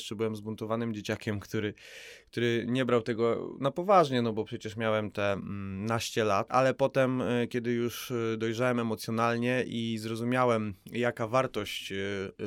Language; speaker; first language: Polish; native; Polish